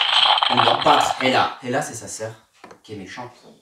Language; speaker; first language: French; native; French